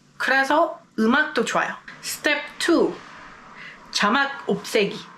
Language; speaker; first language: Korean; non-native, fluent; English